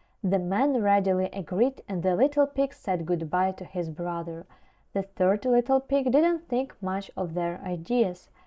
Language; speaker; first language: English; non-native, fluent; Ukrainian